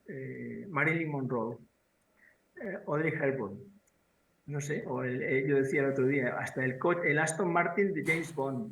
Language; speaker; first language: Spanish; native; Spanish